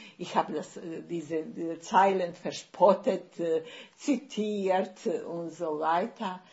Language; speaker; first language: German; non-native, fluent; Bosnian